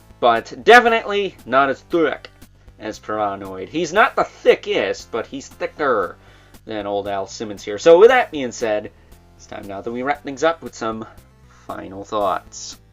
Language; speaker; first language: English; native; English